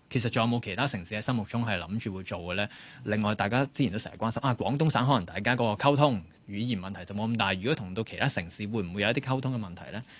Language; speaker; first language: Cantonese; native; Cantonese